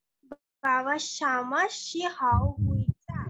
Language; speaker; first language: Chinese; non-native, learner; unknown